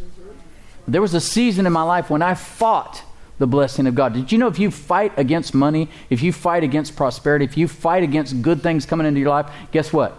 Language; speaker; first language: English; native; English